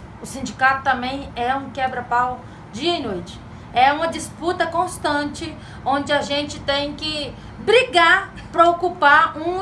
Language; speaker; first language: Portuguese; native; Portuguese